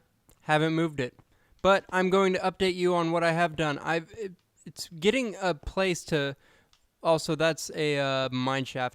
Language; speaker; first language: English; native; English